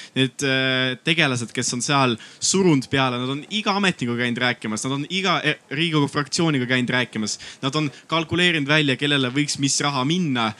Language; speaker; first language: Estonian; non-native, local second language; Russian